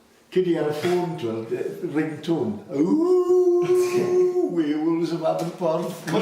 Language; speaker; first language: Welsh; native; Welsh